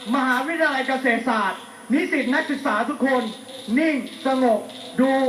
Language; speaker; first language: Thai; native; Thai